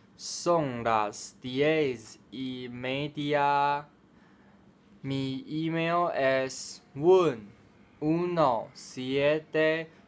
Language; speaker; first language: Spanish; non-native, learner; Chinese